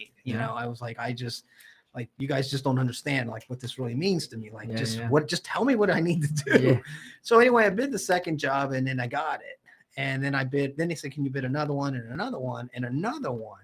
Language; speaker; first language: English; native; English